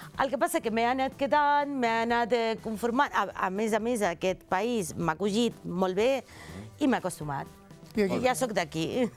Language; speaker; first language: Catalan; non-native, fluent; Spanish